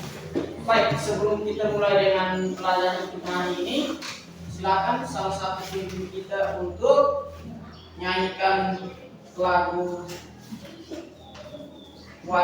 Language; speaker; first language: Indonesian; native; Indonesian